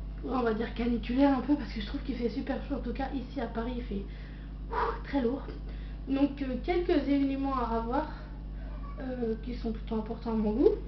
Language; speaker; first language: French; native; French